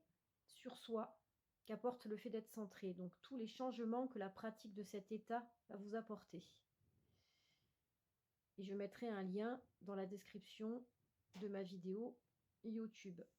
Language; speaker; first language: French; native; French